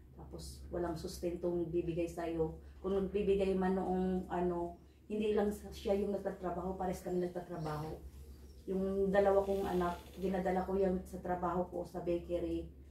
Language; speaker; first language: Filipino; native; Filipino